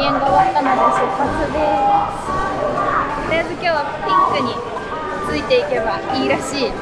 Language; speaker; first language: Japanese; native; Japanese